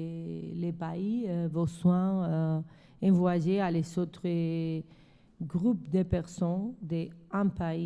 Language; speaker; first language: French; non-native, learner; Spanish